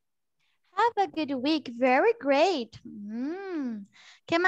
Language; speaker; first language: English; non-native, learner; Portuguese